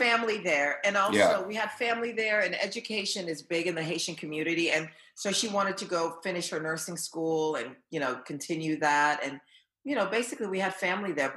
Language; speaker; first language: English; early bilingual, other home language; Haitian Creole